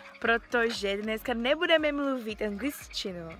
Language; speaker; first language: Czech; non-native, learner; Portuguese